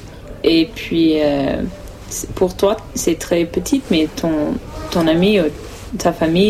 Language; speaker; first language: French; non-native, learner; English